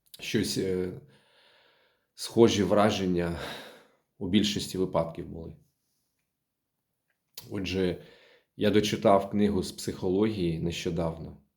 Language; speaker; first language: Ukrainian; native; Ukrainian